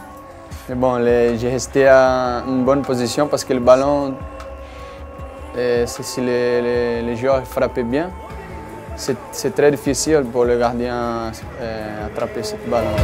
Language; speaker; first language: French; non-native, learner; Portuguese